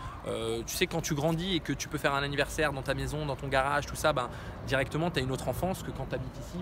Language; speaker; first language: French; early bilingual, other home language; Arabic